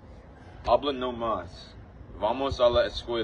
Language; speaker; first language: Spanish; non-native, learner; English